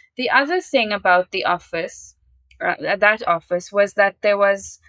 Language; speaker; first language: English; native; English